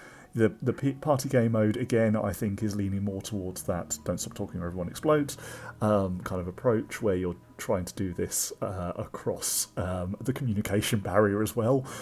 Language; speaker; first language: English; native; English